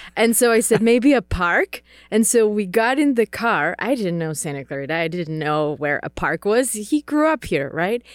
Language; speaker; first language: English; non-native, fluent; Czech